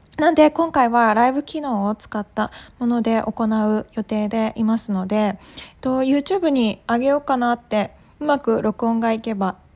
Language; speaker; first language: Japanese; native; Japanese